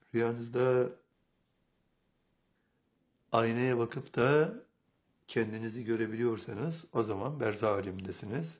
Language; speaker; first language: Turkish; native; Turkish